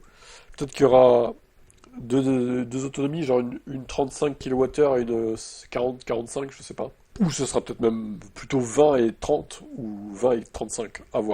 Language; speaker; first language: French; native; French